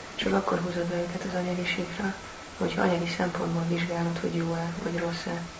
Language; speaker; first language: Hungarian; native; Hungarian